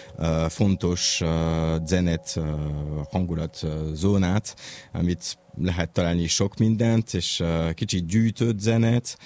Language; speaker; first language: Hungarian; non-native, learner; French